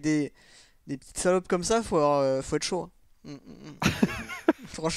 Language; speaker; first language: French; native; French